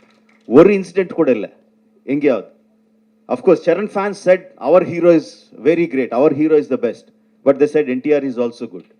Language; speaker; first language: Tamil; non-native, local second language; Telugu